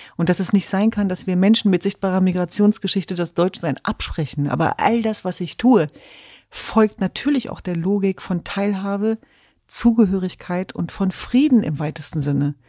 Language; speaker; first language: German; early bilingual, other home language; Kurdish